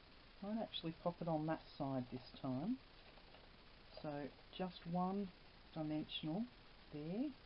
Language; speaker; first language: English; native; English